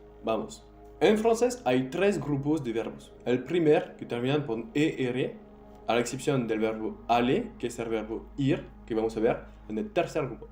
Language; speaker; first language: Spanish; non-native, fluent; French